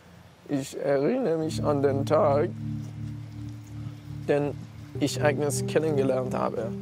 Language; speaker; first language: German; non-native, learner; Persian